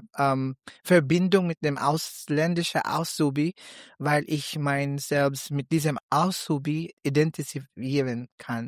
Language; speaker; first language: German; non-native, learner; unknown